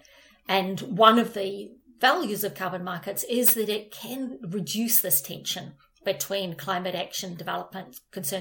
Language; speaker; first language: English; native; English